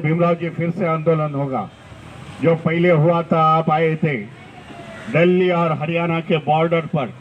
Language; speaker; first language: Hindi; non-native, local second language; Marathi